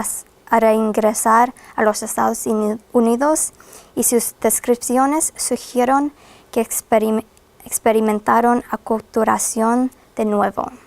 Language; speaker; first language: Spanish; non-native, fluent; English